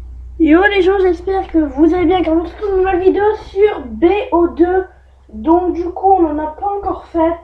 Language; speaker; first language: French; native; French